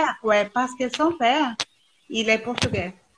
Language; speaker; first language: French; non-native, learner; Portuguese